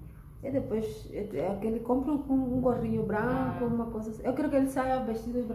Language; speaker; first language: Portuguese; non-native, learner; Spanish